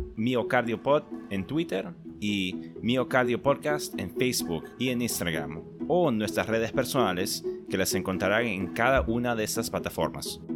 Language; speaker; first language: Spanish; native; Spanish